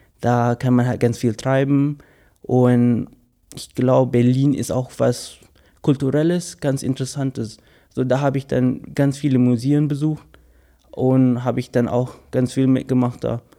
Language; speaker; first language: German; non-native, fluent; English